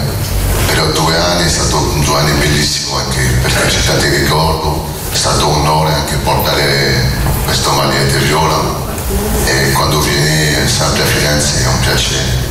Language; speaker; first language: Italian; non-native, learner; French